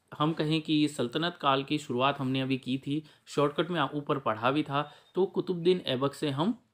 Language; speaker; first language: Hindi; native; Hindi